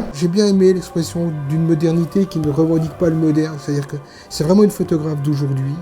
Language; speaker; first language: French; native; French